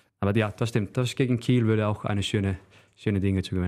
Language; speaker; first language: German; non-native, learner; Icelandic